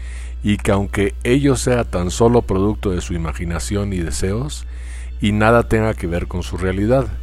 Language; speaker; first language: Spanish; native; Spanish